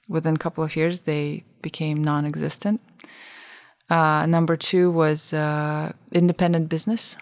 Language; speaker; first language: English; non-native, fluent; Russian